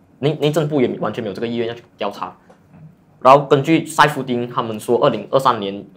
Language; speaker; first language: Chinese; native; Chinese